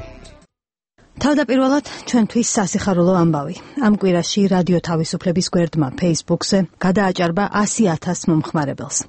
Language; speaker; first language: Georgian; native; Georgian